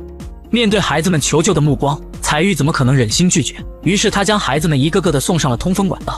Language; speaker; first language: Chinese; native; Chinese